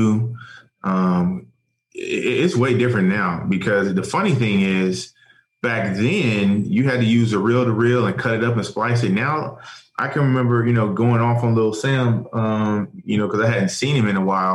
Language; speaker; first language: English; native; English